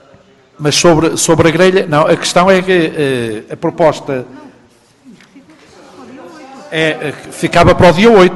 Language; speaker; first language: Portuguese; native; Portuguese